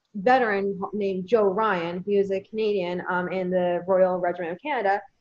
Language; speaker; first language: English; native; English